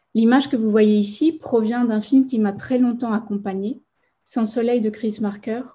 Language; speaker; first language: French; non-native, fluent; Spanish